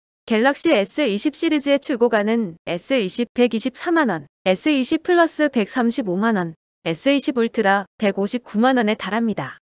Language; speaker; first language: Korean; native; Korean